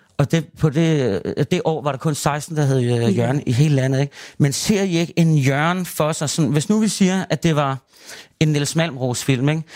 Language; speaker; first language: Danish; native; Danish